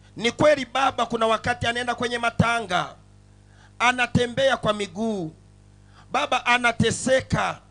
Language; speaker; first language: Swahili; non-native, local second language; Sukuma